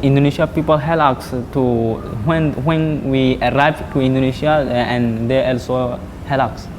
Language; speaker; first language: English; non-native, learner; Rohingya